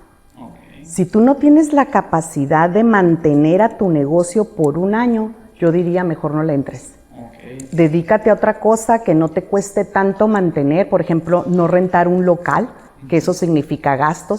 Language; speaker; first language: Spanish; native; Spanish